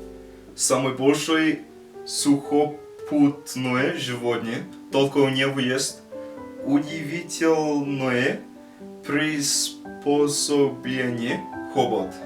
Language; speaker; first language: Russian; non-native, learner; English